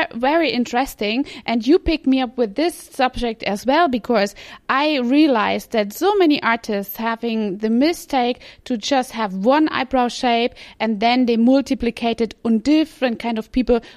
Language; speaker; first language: English; non-native, fluent; German